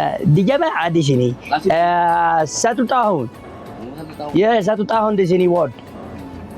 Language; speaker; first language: Indonesian; non-native, learner; Arabic